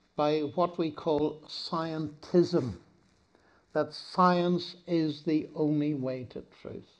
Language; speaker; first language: English; native; English